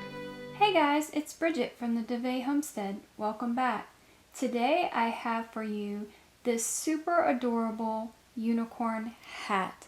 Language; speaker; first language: English; native; English